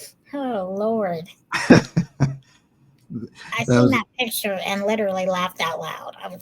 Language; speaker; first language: English; native; English